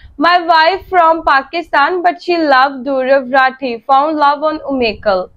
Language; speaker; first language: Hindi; native; Hindi